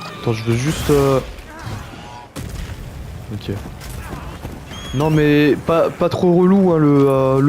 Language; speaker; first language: French; native; French